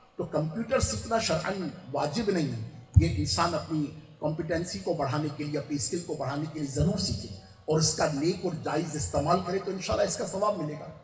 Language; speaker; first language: Urdu; non-native, local second language; Sindhi